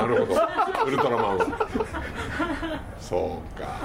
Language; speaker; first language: Japanese; native; Japanese